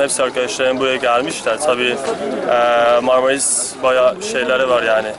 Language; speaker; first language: Turkish; non-native, fluent; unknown